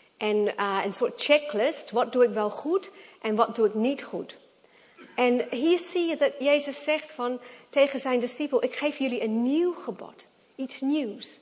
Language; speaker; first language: Dutch; non-native, fluent; English